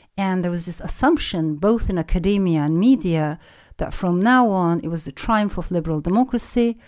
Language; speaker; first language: English; non-native, fluent; Turkish